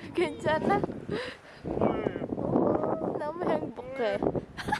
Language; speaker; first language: Korean; non-native, learner; Filipino